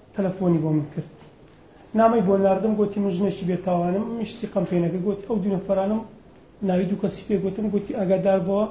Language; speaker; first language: Central Kurdish; native; Central Kurdish